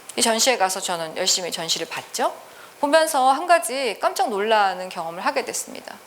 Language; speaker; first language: Korean; native; Korean